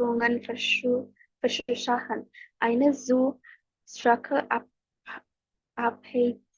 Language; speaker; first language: German; non-native, learner; Indonesian